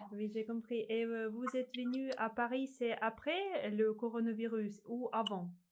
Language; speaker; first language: French; non-native, fluent; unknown